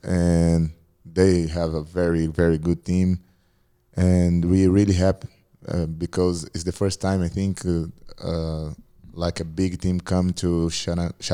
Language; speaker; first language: English; non-native, learner; Portuguese